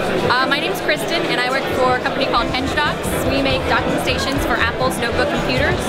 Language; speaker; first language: English; native; English